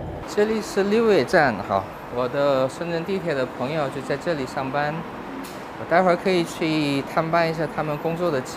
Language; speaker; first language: Chinese; non-native, fluent; Korean